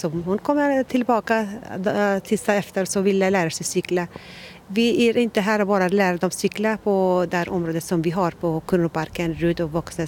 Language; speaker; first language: Swedish; non-native, learner; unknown